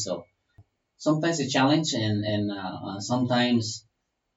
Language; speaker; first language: English; non-native, fluent; Spanish